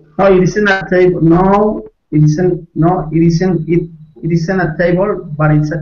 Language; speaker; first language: English; non-native, learner; Spanish